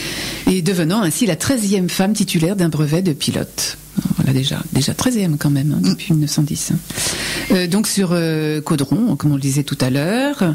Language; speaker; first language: French; native; French